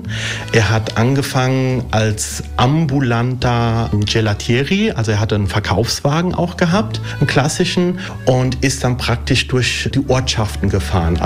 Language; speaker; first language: German; early bilingual, other home language; Italian